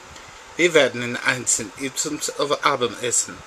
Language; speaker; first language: German; non-native, learner; English